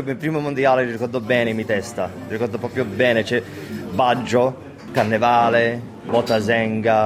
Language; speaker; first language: Italian; early bilingual, heritage; English